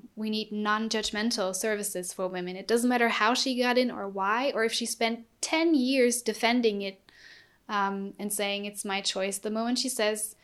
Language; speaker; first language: English; non-native, fluent; German